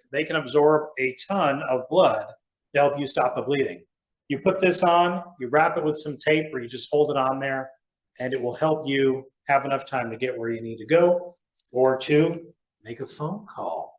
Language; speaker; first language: English; native; English